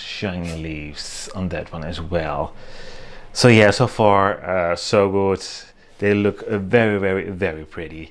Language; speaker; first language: English; non-native, fluent; Dutch